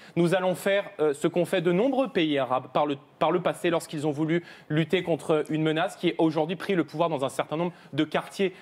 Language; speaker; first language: French; native; French